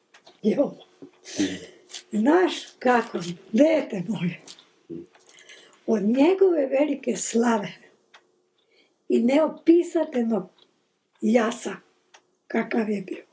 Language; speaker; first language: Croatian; non-native, local second language; Slovak